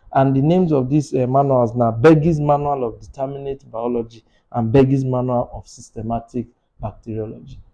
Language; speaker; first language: Nigerian Pidgin; native; Nigerian Pidgin